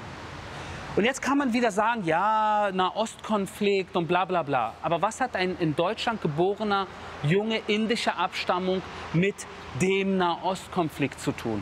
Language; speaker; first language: German; early bilingual, other home language; Persian